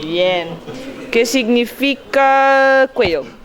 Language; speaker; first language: Spanish; non-native, learner; Portuguese